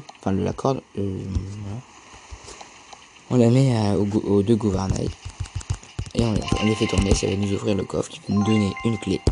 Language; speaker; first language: French; native; French